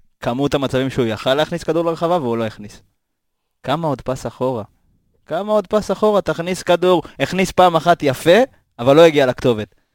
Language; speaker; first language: Hebrew; native; Hebrew